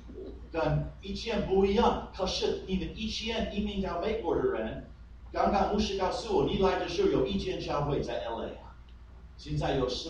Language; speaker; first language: Chinese; non-native, fluent; English